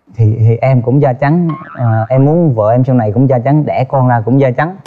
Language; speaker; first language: Vietnamese; native; Vietnamese